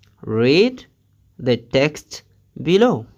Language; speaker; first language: English; non-native, fluent; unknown